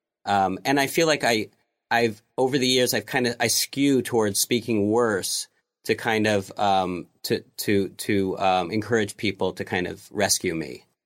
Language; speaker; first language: English; native; English